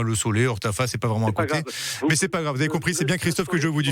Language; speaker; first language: French; native; French